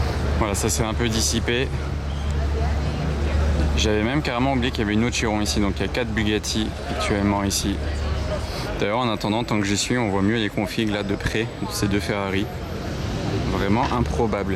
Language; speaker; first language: French; native; French